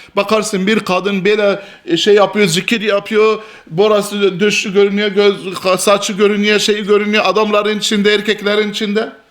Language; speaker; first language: Turkish; non-native, fluent; Albanian